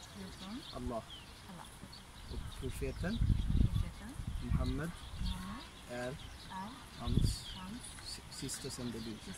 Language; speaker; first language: Swedish; non-native, fluent; Arabic